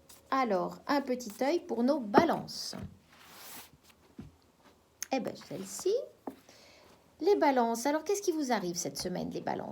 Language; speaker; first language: French; native; French